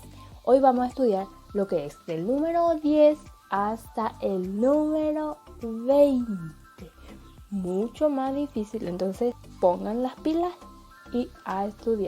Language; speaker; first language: Spanish; non-native, local second language; Guarani